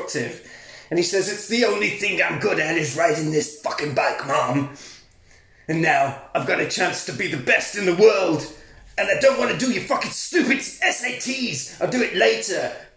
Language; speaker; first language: English; native; English